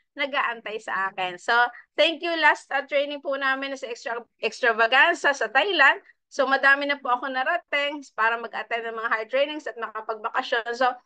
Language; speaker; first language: Filipino; native; Filipino